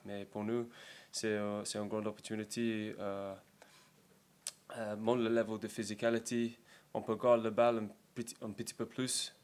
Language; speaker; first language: French; non-native, learner; English